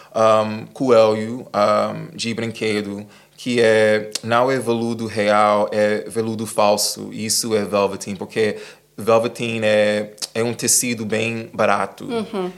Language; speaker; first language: Portuguese; non-native, fluent; English